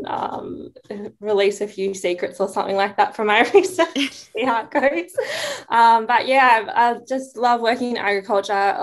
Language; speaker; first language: English; native; English